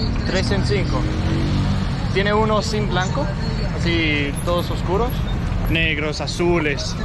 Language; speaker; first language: Spanish; non-native, learner; English